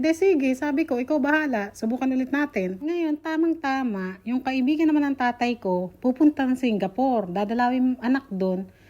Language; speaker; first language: Filipino; native; Filipino